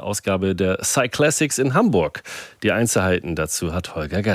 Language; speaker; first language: German; native; German